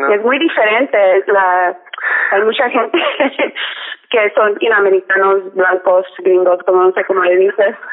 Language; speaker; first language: Spanish; early bilingual, heritage; Spanish